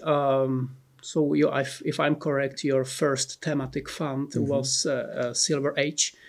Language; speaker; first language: English; non-native, fluent; Czech